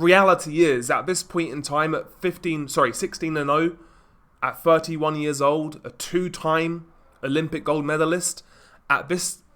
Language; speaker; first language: English; native; English